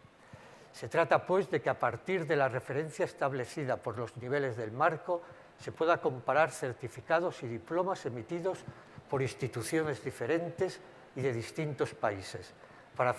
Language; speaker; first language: Spanish; native; Spanish